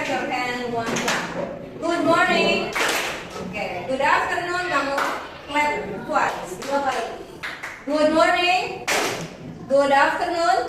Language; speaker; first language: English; non-native, fluent; Indonesian